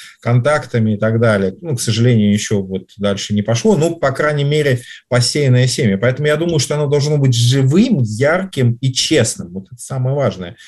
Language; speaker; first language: Russian; native; Russian